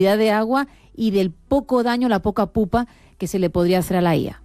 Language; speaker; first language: Spanish; native; Spanish